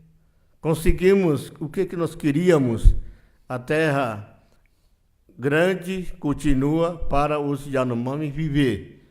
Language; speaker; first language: Portuguese; non-native, local second language; Yanomámi